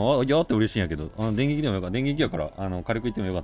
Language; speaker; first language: Japanese; native; Japanese